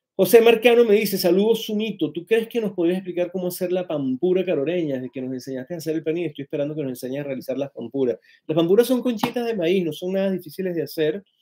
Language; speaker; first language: Spanish; native; Spanish